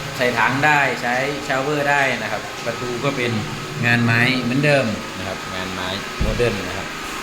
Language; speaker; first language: Thai; native; Thai